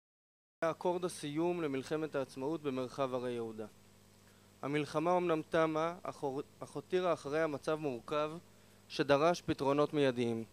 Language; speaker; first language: Hebrew; native; Hebrew